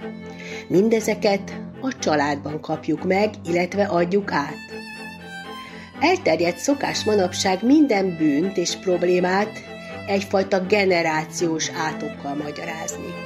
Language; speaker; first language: Hungarian; native; Hungarian